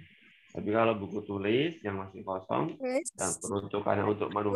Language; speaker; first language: Indonesian; native; Indonesian